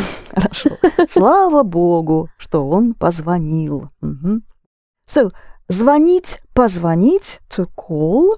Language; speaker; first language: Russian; non-native, fluent; English